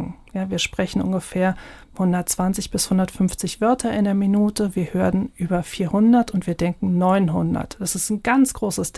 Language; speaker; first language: German; native; German